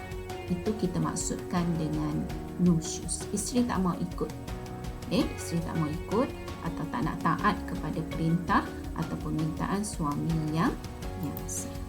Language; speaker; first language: Malay; native; Malay